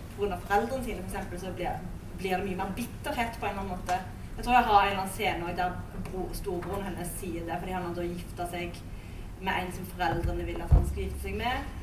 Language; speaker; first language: Norwegian; early bilingual, other home language; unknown